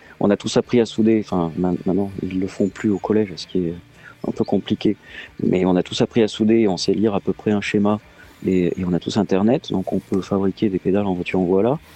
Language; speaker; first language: French; native; French